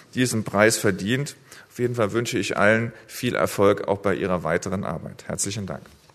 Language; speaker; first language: German; native; German